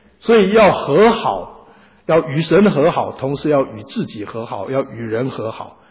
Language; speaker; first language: Chinese; native; Chinese